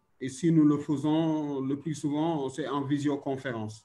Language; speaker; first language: French; non-native, local second language; Wolof